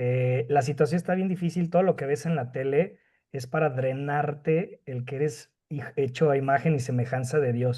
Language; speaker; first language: Spanish; native; Spanish